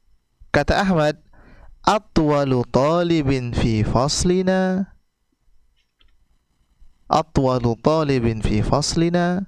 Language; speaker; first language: Arabic; non-native, fluent; Indonesian